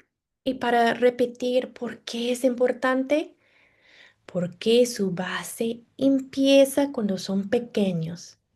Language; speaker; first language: Spanish; non-native, fluent; English